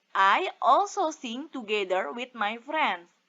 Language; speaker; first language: English; non-native, fluent; Indonesian